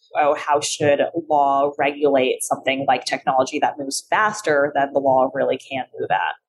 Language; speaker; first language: English; early bilingual, other home language; Chinese